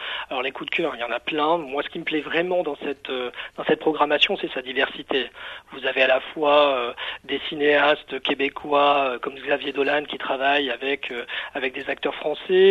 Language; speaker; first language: French; native; French